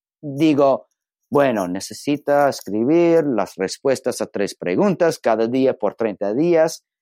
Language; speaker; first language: Spanish; non-native, learner; English